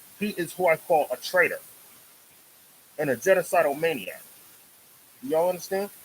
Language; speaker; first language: English; native; English